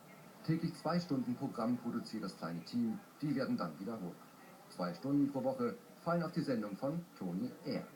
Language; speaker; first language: German; native; German